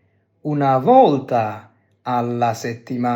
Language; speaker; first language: Italian; non-native, fluent; Bangla